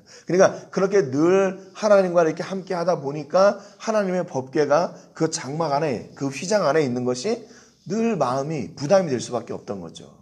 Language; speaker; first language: Korean; native; Korean